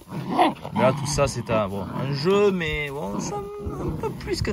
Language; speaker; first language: French; native; French